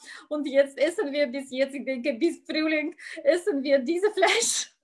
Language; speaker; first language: German; non-native, learner; Russian